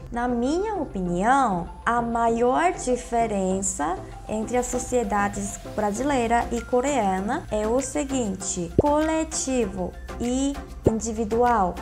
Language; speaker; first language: Portuguese; non-native, fluent; Korean